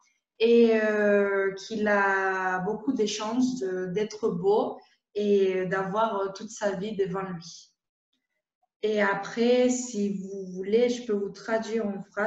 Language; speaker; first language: French; non-native, fluent; Spanish